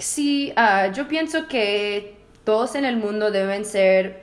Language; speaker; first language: Spanish; early bilingual, heritage; Spanish